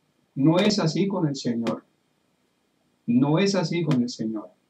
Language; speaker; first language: Spanish; non-native, fluent; Italian